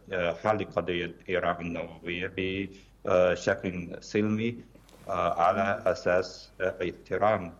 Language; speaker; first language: Arabic; non-native, fluent; Chinese